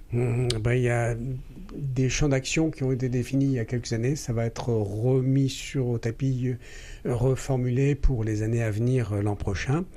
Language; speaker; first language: French; native; French